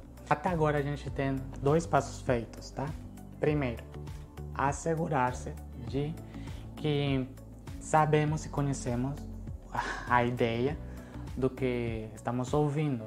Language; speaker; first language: Portuguese; non-native, fluent; Spanish